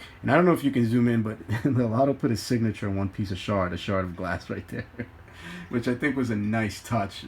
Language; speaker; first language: English; native; English